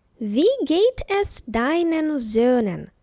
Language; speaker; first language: German; non-native, fluent; Ukrainian